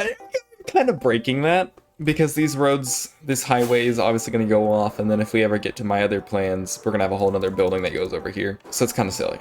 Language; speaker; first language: English; native; English